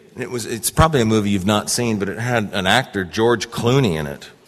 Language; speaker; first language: English; native; English